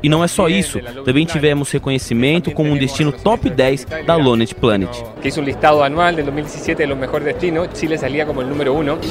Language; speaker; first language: Portuguese; non-native, learner; Spanish